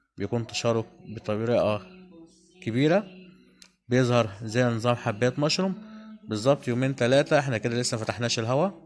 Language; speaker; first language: Arabic; native; Arabic